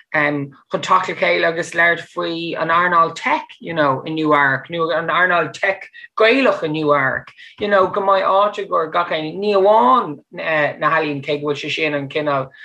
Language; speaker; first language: Irish; non-native, fluent; English